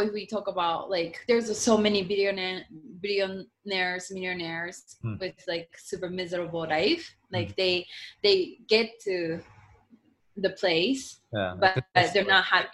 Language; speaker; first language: English; non-native, fluent; Japanese